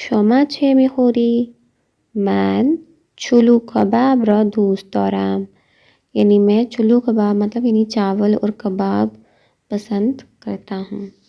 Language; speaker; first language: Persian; non-native, fluent; Urdu